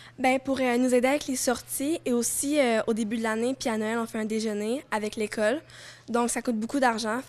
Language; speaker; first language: French; native; French